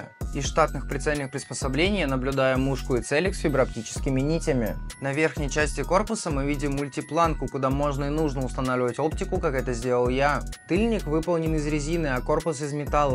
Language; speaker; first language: Russian; native; Russian